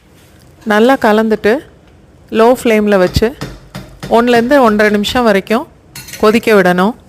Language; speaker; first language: Tamil; native; Tamil